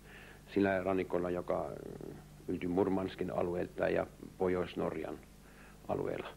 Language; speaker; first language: Finnish; early bilingual, heritage; Finnish